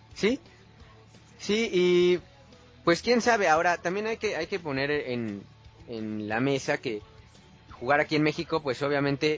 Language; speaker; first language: Spanish; native; Spanish